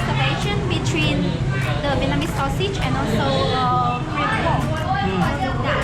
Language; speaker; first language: English; non-native, local second language; Vietnamese